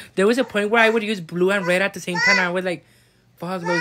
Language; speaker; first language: English; native; English